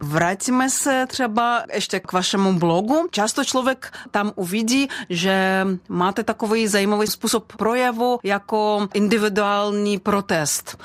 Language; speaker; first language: Czech; non-native, fluent; Russian